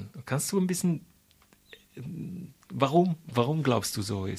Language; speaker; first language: German; non-native, fluent; Italian